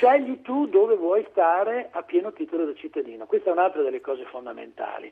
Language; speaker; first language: Italian; native; Italian